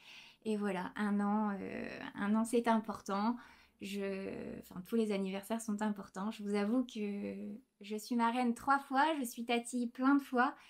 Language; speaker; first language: French; native; French